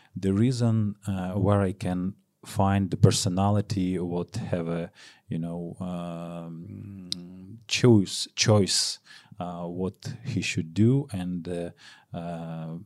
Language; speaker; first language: English; non-native, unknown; Ukrainian